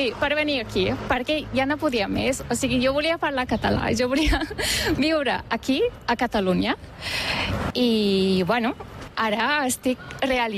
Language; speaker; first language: Catalan; non-native, fluent; Turkish